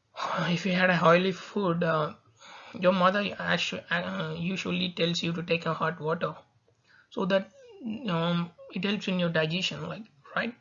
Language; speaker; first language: English; non-native, local second language; Tamil